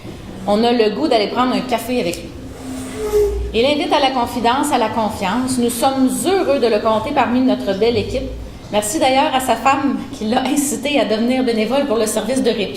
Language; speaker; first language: French; native; French